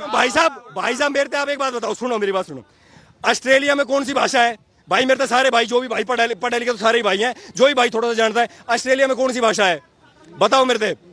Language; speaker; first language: Hindi; native; Hindi